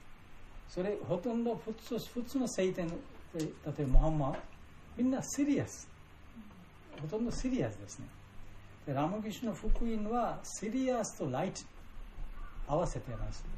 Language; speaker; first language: Japanese; non-native, learner; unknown